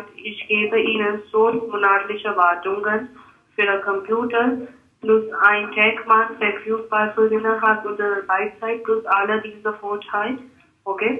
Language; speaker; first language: German; non-native, learner; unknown